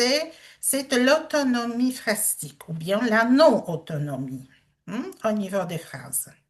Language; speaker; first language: French; non-native, fluent; Polish